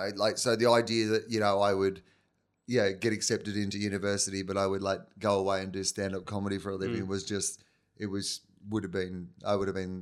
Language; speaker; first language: English; native; English